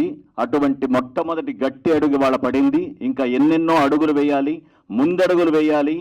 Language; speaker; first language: Telugu; native; Telugu